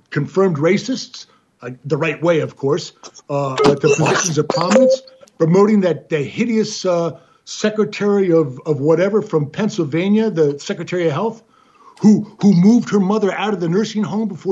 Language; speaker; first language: English; native; English